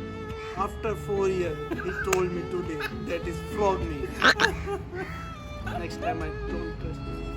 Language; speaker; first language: English; non-native, learner; Hindi